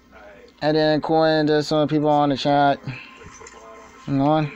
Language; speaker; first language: English; native; English